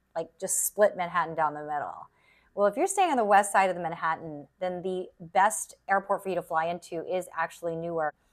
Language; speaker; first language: English; native; English